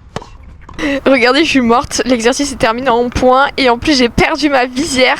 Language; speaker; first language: French; native; French